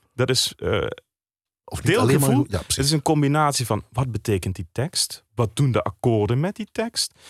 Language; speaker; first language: Dutch; native; Dutch